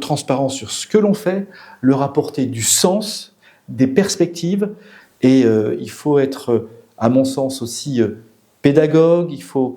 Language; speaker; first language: French; native; French